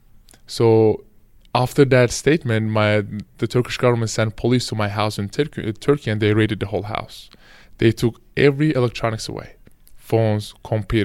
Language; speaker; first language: English; non-native, fluent; Turkish